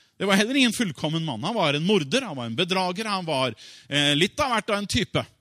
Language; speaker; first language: Norwegian; native; Norwegian